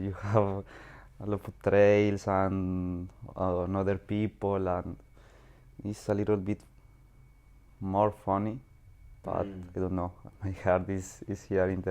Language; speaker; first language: English; non-native, learner; Spanish